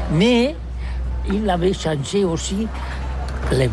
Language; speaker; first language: French; non-native, learner; Catalan